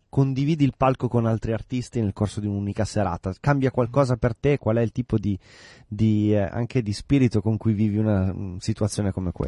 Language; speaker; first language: Italian; native; Italian